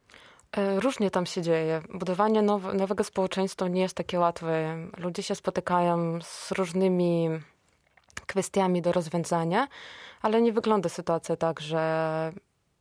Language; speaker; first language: Polish; non-native, fluent; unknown